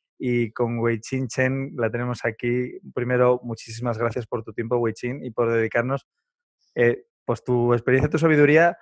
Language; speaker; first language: Spanish; native; Spanish